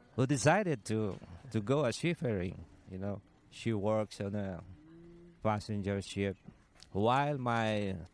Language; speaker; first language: English; non-native, local second language; Filipino